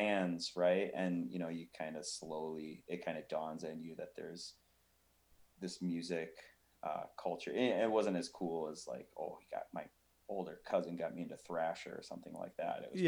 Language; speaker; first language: English; native; English